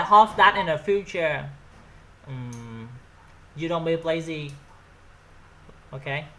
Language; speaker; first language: English; non-native, learner; Vietnamese